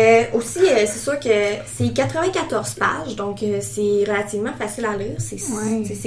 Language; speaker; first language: French; native; French